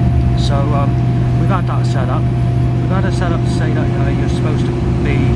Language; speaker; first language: English; native; English